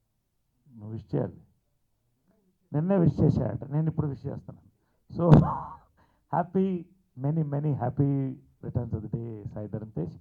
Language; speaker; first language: Telugu; native; Telugu